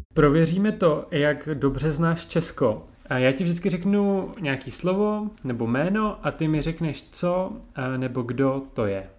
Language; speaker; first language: Czech; native; Czech